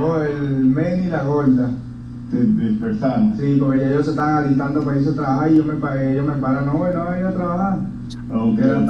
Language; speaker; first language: Spanish; native; Spanish